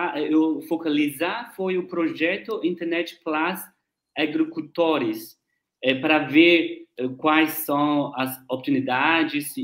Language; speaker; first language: Portuguese; non-native, learner; Chinese